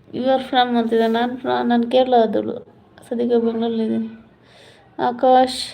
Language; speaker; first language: Kannada; non-native, local second language; Malayalam